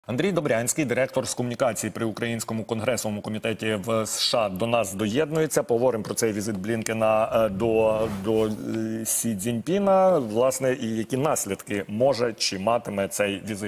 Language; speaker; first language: Ukrainian; native; Ukrainian